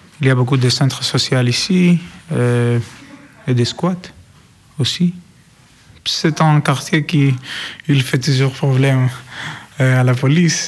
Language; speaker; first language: French; non-native, learner; Greek